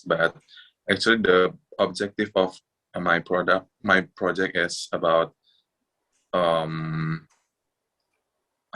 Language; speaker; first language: English; non-native, fluent; Indonesian